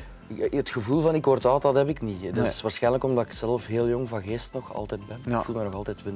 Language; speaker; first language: Dutch; native; Dutch